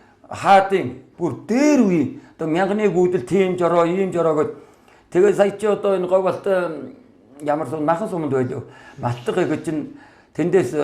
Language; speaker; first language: Mongolian; native; Mongolian